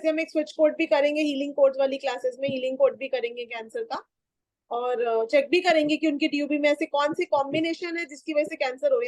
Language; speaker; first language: Hindi; native; Hindi